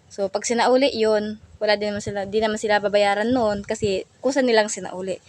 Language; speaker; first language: Filipino; non-native, local second language; Cebuano